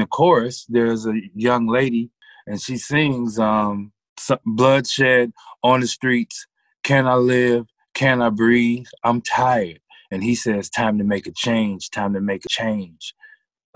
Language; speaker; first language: English; native; English